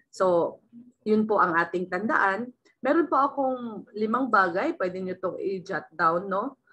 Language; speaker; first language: Filipino; native; Filipino